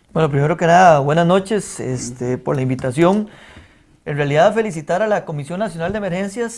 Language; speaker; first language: Spanish; native; Spanish